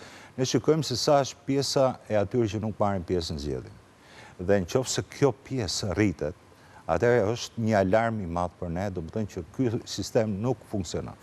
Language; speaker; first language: Albanian; native; Albanian